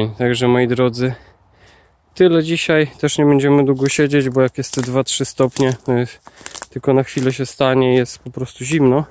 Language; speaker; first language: Polish; native; Polish